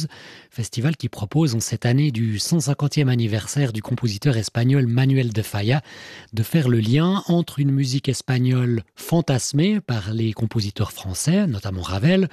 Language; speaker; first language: French; native; French